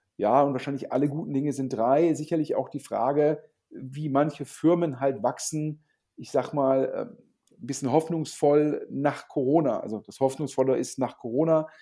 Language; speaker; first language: German; native; German